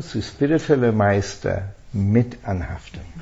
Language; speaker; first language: German; non-native, fluent; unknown